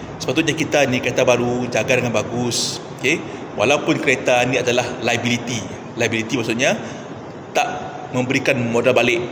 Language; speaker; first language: Malay; non-native, local second language; Iban